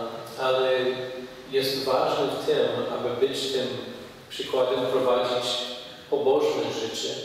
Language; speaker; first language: Polish; non-native, fluent; English